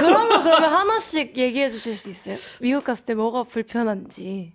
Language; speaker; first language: Korean; native; Korean